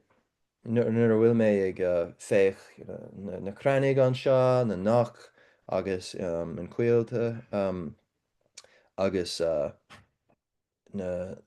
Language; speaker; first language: Irish; non-native, learner; English